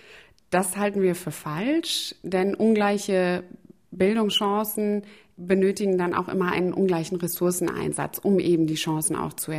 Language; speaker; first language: German; native; German